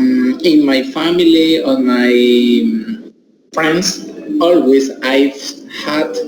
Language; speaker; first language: English; non-native, learner; Spanish